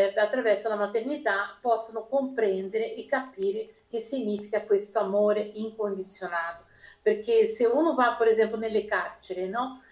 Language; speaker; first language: Italian; non-native, fluent; Portuguese